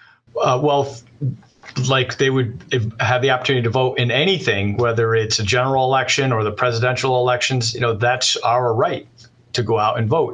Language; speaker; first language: English; native; English